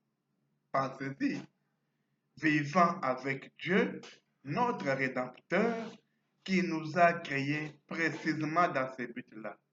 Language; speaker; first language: French; non-native, fluent; Portuguese